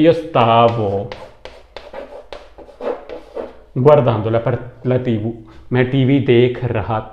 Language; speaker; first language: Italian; non-native, fluent; Urdu